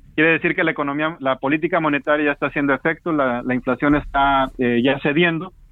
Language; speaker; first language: Spanish; native; Spanish